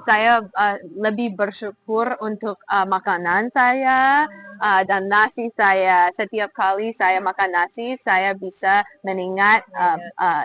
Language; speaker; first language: Indonesian; non-native, fluent; English